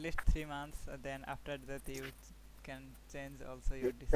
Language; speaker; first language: English; non-native, learner; Bangla